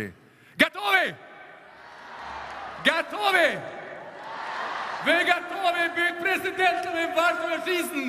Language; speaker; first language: Russian; non-native, fluent; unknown